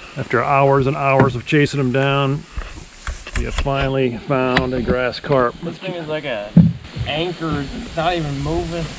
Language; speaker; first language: English; native; English